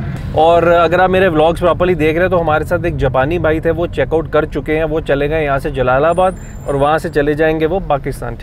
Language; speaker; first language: Hindi; native; Hindi